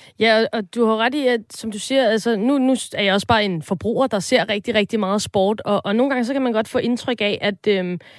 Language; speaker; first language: Danish; native; Danish